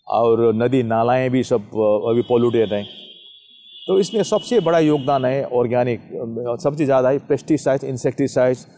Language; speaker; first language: Hindi; non-native, local second language; Nepali